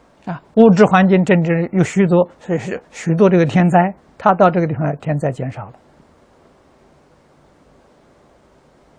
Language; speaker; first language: Chinese; native; Chinese